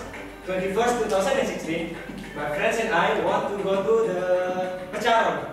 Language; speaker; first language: English; non-native, learner; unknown